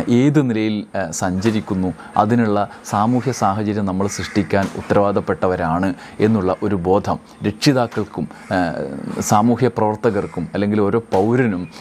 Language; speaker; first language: Malayalam; native; Malayalam